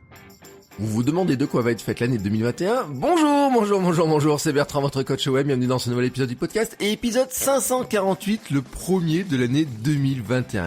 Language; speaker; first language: French; native; French